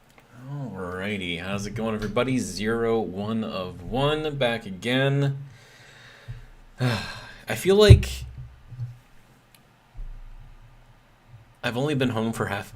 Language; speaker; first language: English; native; English